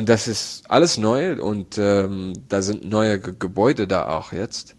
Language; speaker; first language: German; non-native, learner; Arabic